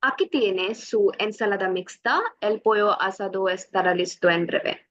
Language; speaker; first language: Spanish; non-native, learner; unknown